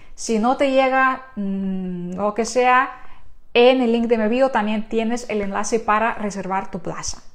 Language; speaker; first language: Spanish; non-native, fluent; Ukrainian